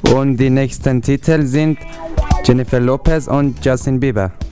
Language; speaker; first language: German; non-native, learner; Persian